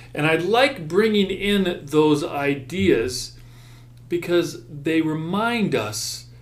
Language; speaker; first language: English; native; English